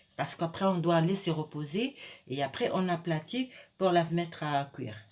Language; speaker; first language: French; non-native, local second language; Arabic